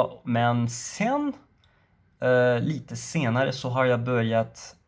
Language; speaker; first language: Swedish; non-native, learner; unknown